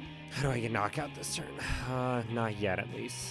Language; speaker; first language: English; native; English